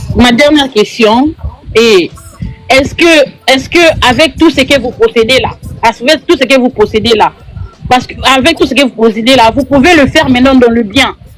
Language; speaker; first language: French; non-native, local second language; Lingala